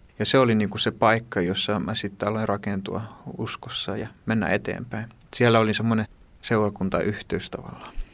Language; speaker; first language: Finnish; early bilingual, heritage; Greek